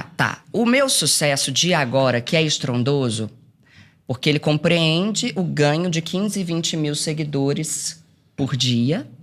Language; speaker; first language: Portuguese; native; Portuguese